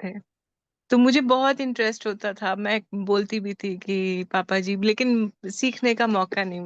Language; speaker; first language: Hindi; native; Hindi